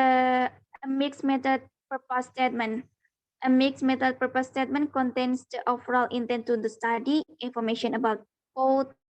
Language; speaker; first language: English; non-native, learner; Indonesian